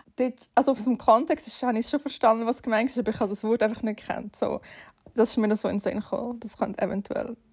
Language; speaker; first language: German; native; German